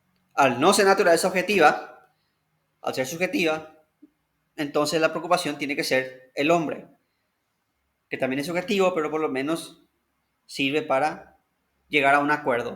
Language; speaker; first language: Spanish; native; Spanish